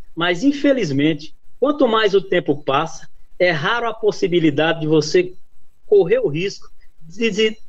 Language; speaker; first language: Portuguese; native; Portuguese